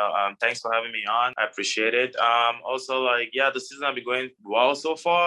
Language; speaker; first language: English; non-native, local second language; French